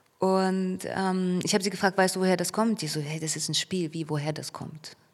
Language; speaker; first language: German; early bilingual, other home language; Russian